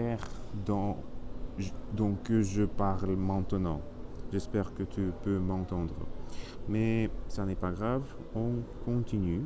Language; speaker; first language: French; non-native, learner; Spanish